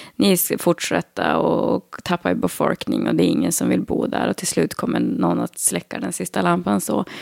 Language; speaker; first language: Swedish; native; Swedish